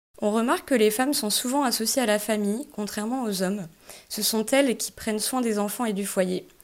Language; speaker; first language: French; native; French